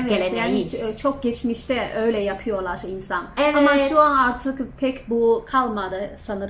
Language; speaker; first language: Turkish; non-native, fluent; Chinese